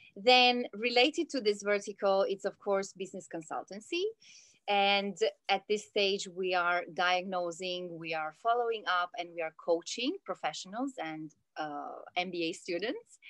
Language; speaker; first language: English; non-native, fluent; Italian